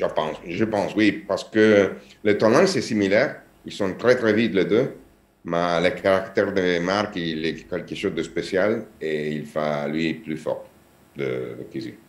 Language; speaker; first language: French; non-native, learner; Italian